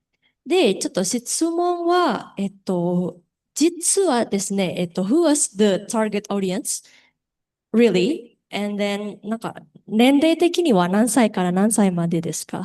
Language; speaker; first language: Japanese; non-native, learner; Indonesian